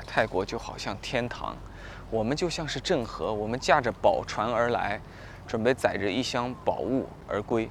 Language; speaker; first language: Chinese; native; Chinese